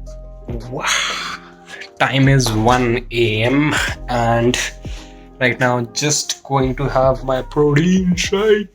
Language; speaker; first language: English; non-native, local second language; Hindi